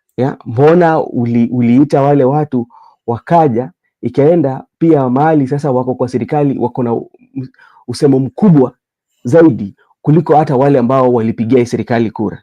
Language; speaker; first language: Swahili; non-native, local second language; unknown